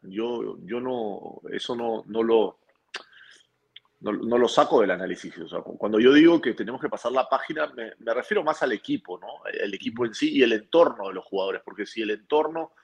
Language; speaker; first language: Spanish; native; Spanish